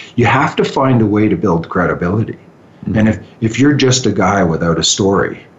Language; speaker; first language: English; native; English